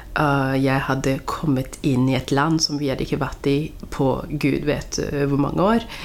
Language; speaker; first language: Norwegian; early bilingual, other home language; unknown